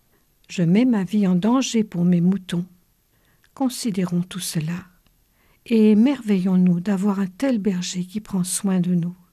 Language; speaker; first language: French; native; French